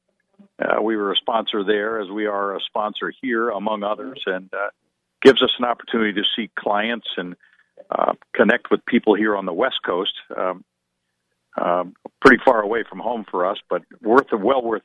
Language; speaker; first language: English; native; English